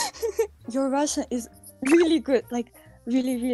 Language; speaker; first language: English; non-native, local second language; Ukrainian